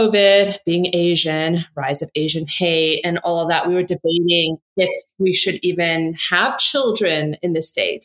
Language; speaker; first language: English; native; English